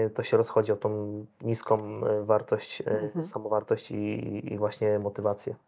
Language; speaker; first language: Polish; native; Polish